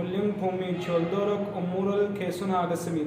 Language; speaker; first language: Korean; non-native, learner; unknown